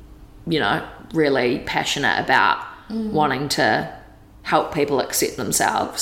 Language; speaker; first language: English; native; English